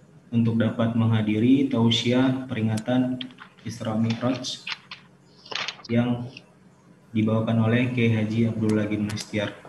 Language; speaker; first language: Indonesian; native; Indonesian